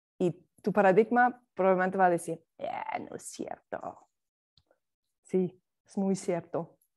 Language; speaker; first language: Spanish; non-native, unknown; German